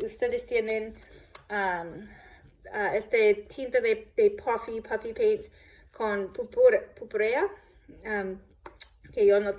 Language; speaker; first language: Spanish; non-native, learner; English